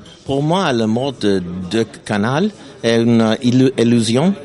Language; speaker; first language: French; non-native, learner; English